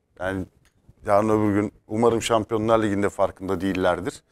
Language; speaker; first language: Turkish; native; Turkish